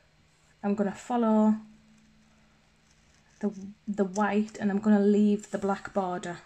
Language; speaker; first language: English; native; English